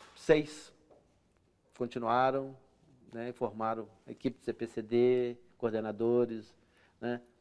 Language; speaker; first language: Portuguese; native; Portuguese